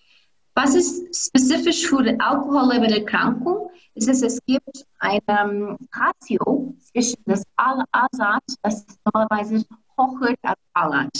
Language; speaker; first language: German; non-native, fluent; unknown